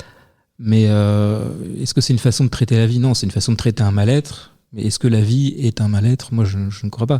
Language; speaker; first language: French; native; French